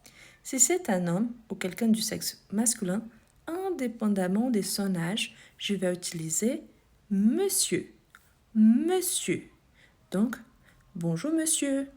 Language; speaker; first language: French; non-native, fluent; Portuguese